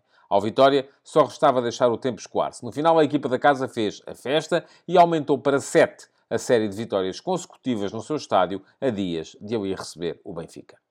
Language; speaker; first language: Portuguese; native; Portuguese